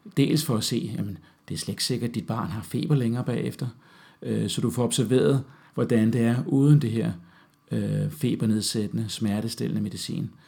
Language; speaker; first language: Danish; native; Danish